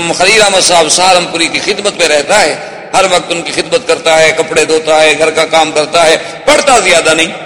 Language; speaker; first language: Urdu; native; Urdu